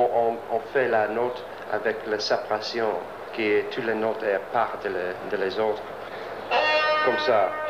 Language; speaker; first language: French; non-native, learner; English